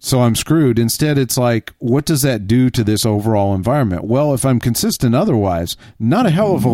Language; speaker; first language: English; native; English